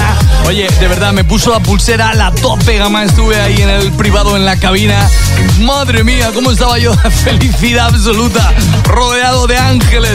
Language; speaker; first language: Spanish; native; Spanish